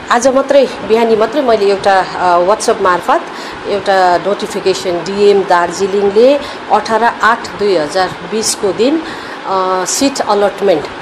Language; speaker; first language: Nepali; native; Nepali